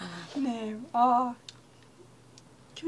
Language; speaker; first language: Korean; non-native, learner; Turkish